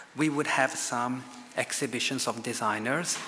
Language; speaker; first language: English; non-native, fluent; Italian